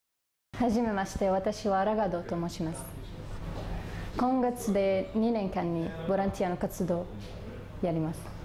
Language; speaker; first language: Japanese; non-native, fluent; Arabic